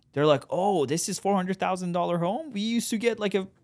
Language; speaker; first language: English; non-native, fluent; Persian